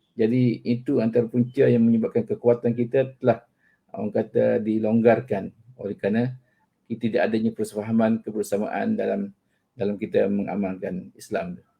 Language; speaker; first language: Malay; native; Malay